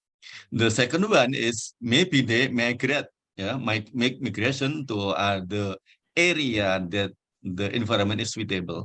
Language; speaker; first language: English; non-native, fluent; Indonesian